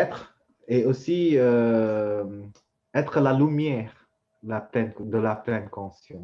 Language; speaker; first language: French; non-native, fluent; Vietnamese